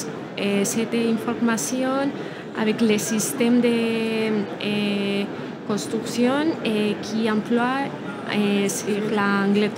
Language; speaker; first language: French; non-native, learner; Spanish